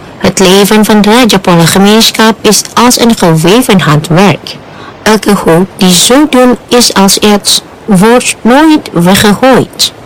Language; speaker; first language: Dutch; non-native, fluent; Indonesian